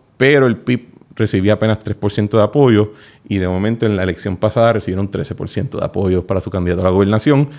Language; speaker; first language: Spanish; native; Spanish